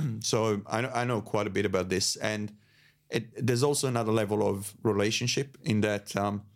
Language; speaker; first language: English; non-native, fluent; Italian